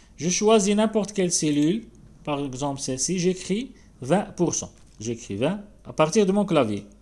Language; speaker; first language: French; non-native, local second language; Arabic